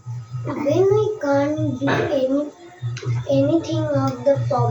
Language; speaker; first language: English; non-native, learner; Bangla